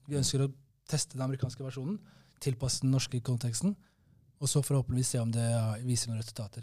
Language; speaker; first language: Norwegian; early bilingual, other home language; Somali